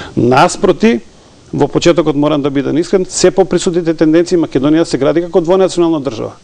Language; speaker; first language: Macedonian; non-native, local second language; Serbian